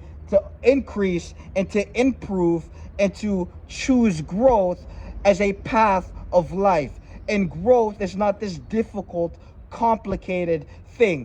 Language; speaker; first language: English; native; English